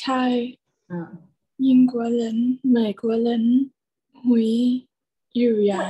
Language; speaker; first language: Chinese; non-native, learner; Thai